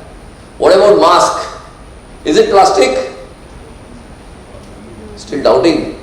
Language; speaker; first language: English; non-native, local second language; Marathi